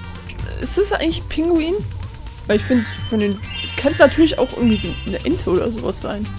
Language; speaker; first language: German; native; German